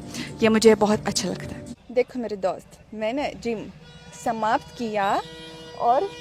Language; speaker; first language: Hindi; non-native, learner; Russian